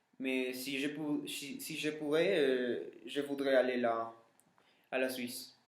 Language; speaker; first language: French; non-native, learner; Spanish